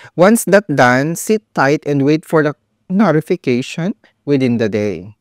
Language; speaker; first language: English; non-native, local second language; Filipino